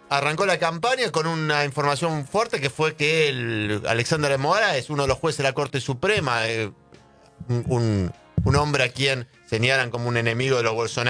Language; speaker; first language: Spanish; native; Spanish